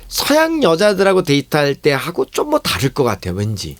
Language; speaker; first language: Korean; native; Korean